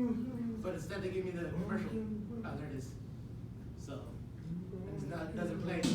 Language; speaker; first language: English; non-native, fluent; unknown